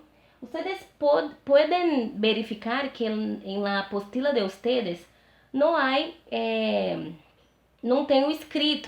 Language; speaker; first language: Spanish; non-native, fluent; Portuguese